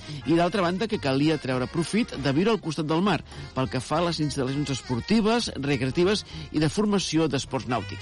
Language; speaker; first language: Catalan; native; Catalan